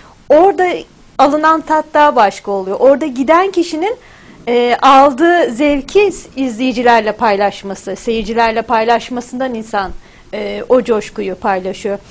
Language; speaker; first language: Turkish; native; Turkish